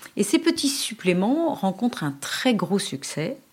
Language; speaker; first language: French; native; French